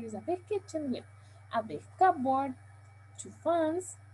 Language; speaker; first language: English; non-native, fluent; Spanish